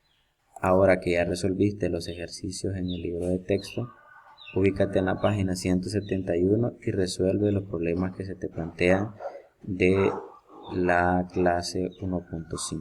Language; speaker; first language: Spanish; native; Spanish